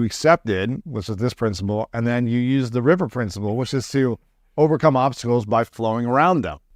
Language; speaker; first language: English; native; English